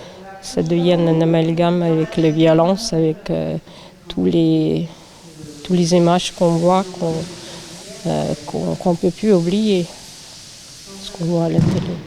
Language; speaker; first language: French; non-native, fluent; Russian